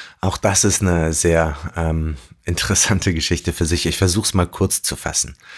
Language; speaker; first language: German; early bilingual, other home language; Arabic